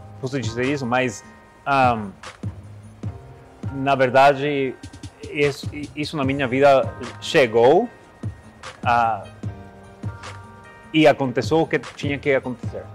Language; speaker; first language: Portuguese; non-native, learner; Spanish